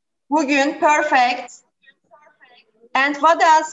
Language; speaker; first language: English; non-native, fluent; Turkish